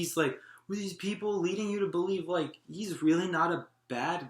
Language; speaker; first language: English; native; English